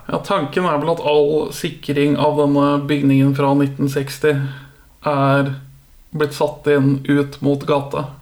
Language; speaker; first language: Norwegian; native; Norwegian